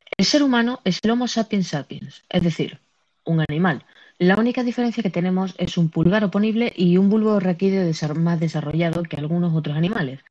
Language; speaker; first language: Spanish; native; Spanish